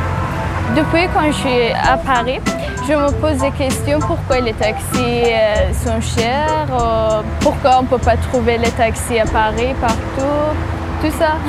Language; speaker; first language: French; non-native, learner; Persian